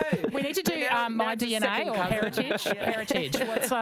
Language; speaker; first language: English; native; English